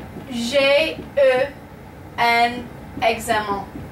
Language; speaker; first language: French; non-native, fluent; English